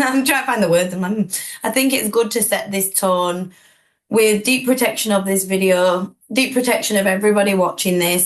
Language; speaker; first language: English; native; English